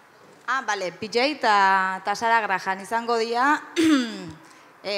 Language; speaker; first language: Basque; non-native, local second language; Spanish